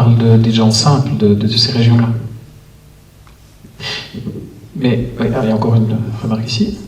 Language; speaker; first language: French; native; French